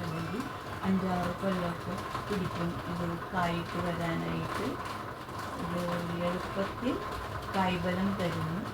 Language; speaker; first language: Malayalam; native; Malayalam